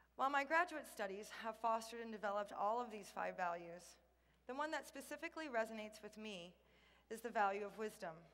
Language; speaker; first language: English; native; English